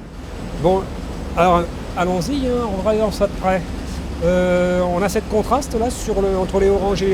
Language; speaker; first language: French; native; French